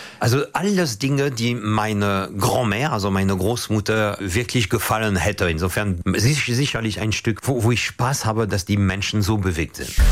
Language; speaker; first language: German; non-native, fluent; French